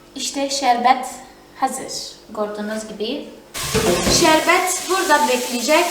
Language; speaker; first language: Turkish; non-native, fluent; Portuguese